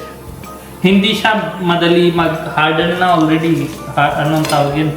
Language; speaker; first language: Filipino; non-native, learner; Punjabi